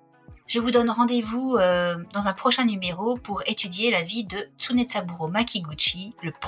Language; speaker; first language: French; native; French